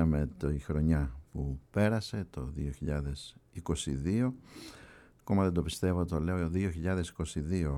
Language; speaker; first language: Greek; native; Greek